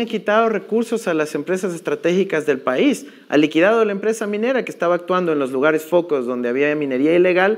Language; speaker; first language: Spanish; native; Spanish